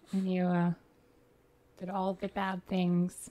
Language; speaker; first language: English; native; English